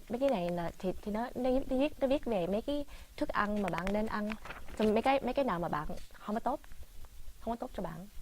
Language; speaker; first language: Vietnamese; early bilingual, other home language; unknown